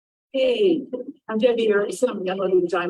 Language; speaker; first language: English; native; English